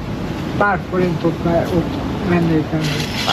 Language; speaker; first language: Hungarian; non-native, learner; English